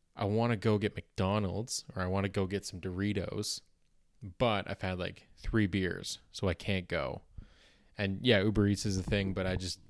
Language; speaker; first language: English; native; English